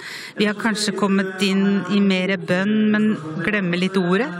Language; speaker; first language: Norwegian; native; Norwegian